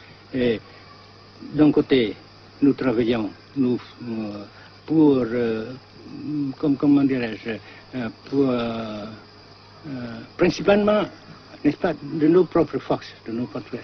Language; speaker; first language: French; non-native, local second language; Vietnamese